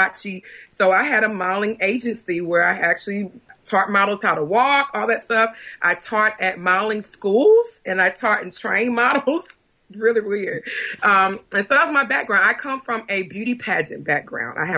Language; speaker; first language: English; native; English